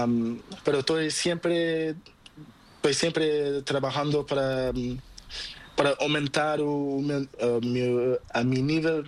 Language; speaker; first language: Spanish; non-native, learner; Portuguese